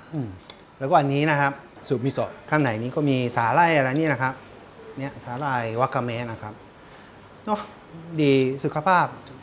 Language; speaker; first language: Thai; non-native, fluent; Japanese